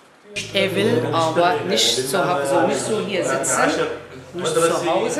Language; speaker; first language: German; non-native, learner; Arabic